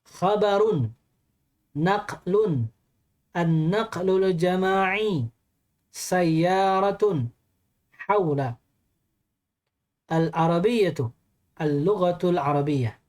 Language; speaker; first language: Arabic; non-native, fluent; Indonesian